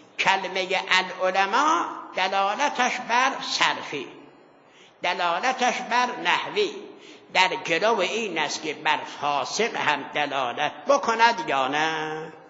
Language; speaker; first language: Persian; non-native, local second language; Azerbaijani